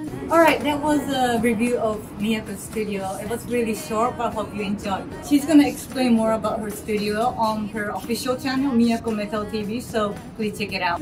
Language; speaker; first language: English; non-native, fluent; Japanese